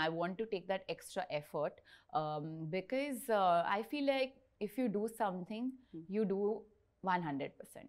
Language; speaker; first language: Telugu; non-native, learner; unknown